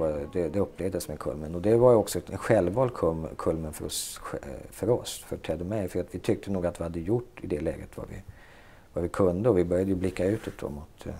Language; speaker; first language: Swedish; native; Swedish